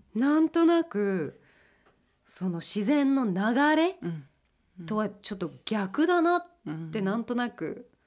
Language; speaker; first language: Japanese; early bilingual, heritage; English